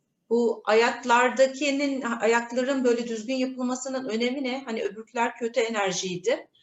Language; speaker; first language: Turkish; native; Turkish